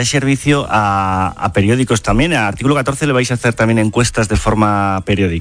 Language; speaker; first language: Spanish; native; Spanish